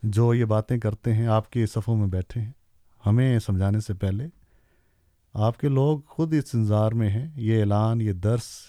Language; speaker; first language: Urdu; native; Urdu